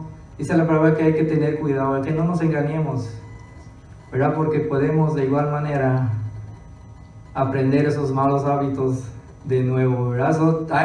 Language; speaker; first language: Spanish; early bilingual, other home language; English